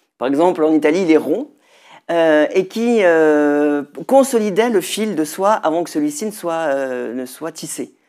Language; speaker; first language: French; native; French